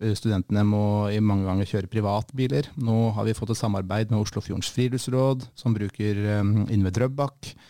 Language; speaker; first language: Norwegian; native; Norwegian